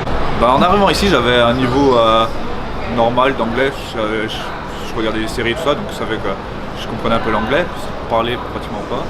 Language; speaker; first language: French; native; French